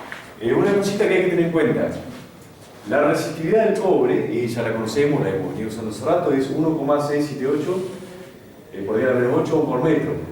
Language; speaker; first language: Spanish; native; Spanish